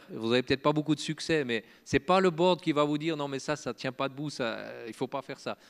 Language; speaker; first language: French; native; French